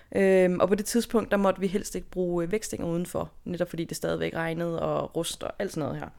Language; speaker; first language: Danish; native; Danish